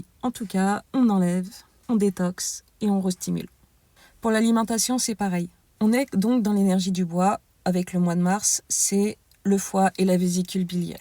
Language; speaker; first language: French; native; French